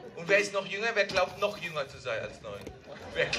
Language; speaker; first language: German; native; German